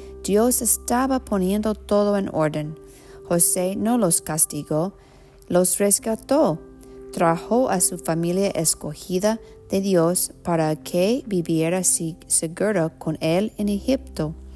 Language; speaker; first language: Spanish; non-native, learner; English